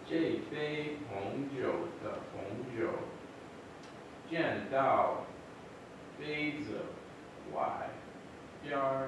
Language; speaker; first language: Chinese; non-native, learner; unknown